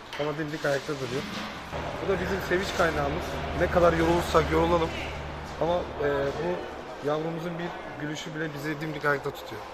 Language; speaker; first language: Turkish; native; Turkish